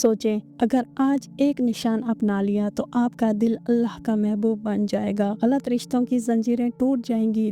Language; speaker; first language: Hindi; native; Hindi